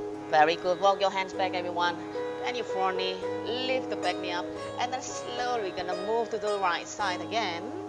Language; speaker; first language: English; non-native, fluent; Indonesian